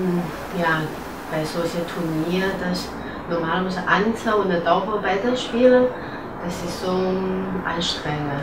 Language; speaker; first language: German; non-native, learner; Chinese